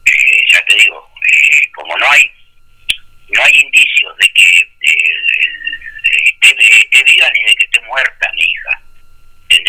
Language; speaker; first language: Spanish; native; Spanish